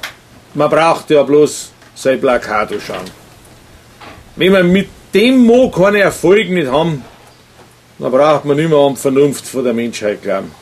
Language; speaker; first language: German; native; German